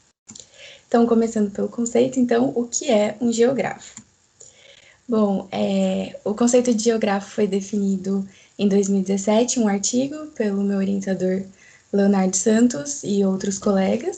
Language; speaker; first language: Portuguese; native; Portuguese